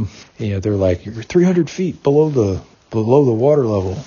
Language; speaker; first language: English; native; English